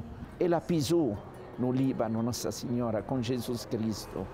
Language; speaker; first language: Portuguese; non-native, learner; Arabic